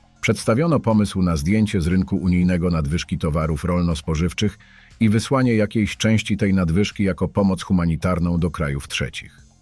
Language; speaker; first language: Polish; native; Polish